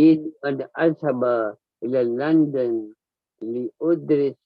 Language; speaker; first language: Arabic; non-native, learner; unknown